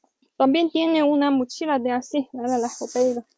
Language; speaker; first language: Spanish; non-native, learner; Chinese